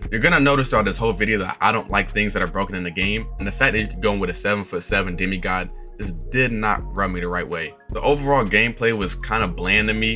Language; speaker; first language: English; native; English